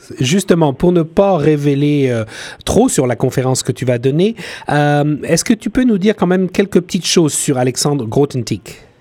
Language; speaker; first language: French; native; French